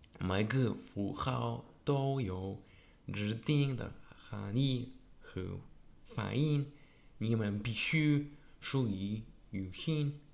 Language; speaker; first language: Chinese; non-native, learner; Polish